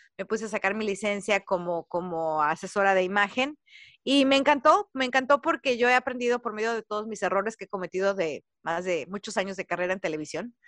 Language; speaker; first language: Spanish; native; Spanish